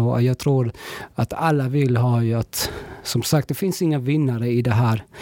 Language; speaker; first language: Swedish; early bilingual, other home language; Spanish